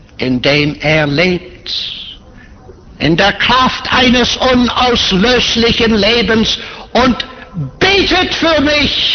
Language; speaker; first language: German; non-native, fluent; English